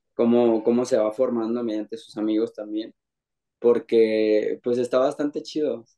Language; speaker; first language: Spanish; native; Spanish